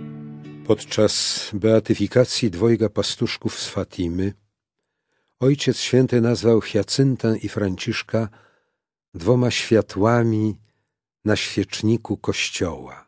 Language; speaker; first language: Polish; native; Polish